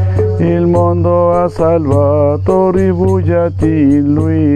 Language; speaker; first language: Italian; non-native, learner; Spanish